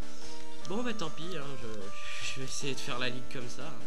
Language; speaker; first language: French; native; French